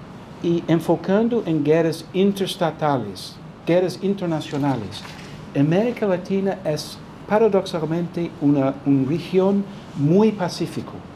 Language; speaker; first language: Spanish; non-native, fluent; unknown